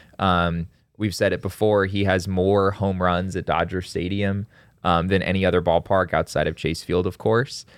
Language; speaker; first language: English; native; English